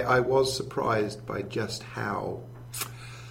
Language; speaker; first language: English; native; English